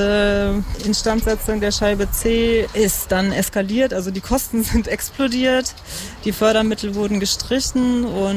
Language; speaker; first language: German; native; German